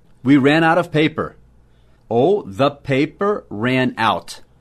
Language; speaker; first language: English; native; English